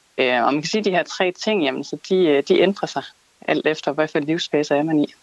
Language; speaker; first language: Danish; native; Danish